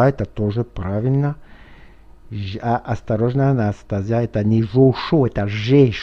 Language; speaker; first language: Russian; non-native, fluent; French